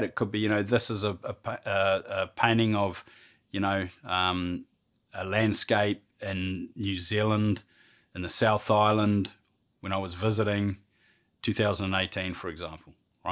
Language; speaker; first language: English; native; English